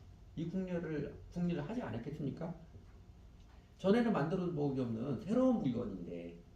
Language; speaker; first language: Korean; native; Korean